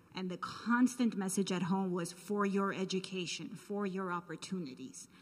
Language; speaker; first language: English; early bilingual, other home language; Armenian